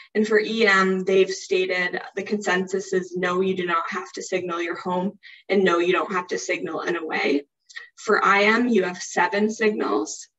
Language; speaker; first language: English; native; English